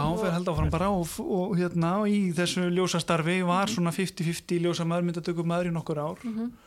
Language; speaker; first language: Icelandic; native; Icelandic